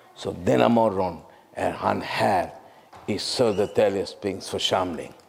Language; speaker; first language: Swedish; non-native, fluent; Urdu